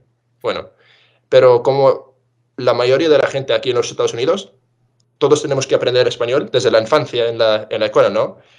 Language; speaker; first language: Spanish; non-native, fluent; English